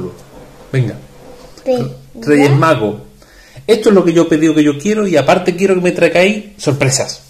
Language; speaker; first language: Spanish; native; Spanish